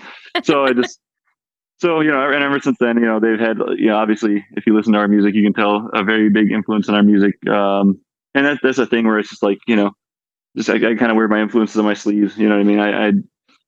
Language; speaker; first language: English; native; English